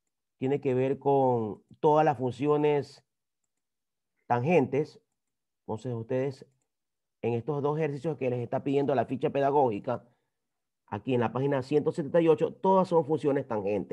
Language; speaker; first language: Spanish; native; Spanish